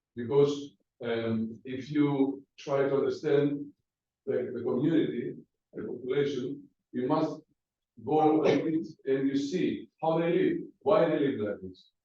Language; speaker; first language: English; non-native, learner; Greek